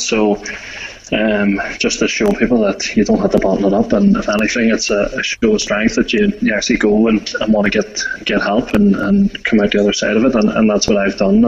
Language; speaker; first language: English; native; English